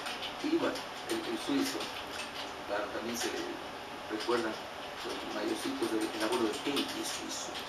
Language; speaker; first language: Spanish; native; Spanish